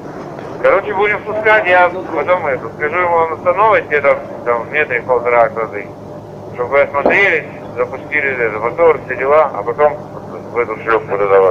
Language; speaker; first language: Russian; native; Russian